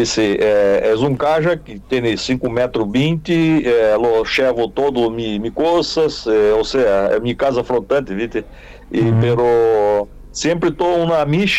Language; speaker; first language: Spanish; non-native, learner; Portuguese